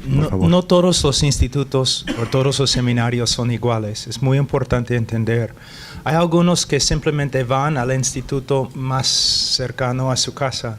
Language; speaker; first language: Spanish; non-native, fluent; English